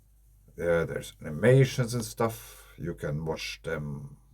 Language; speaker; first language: English; non-native, fluent; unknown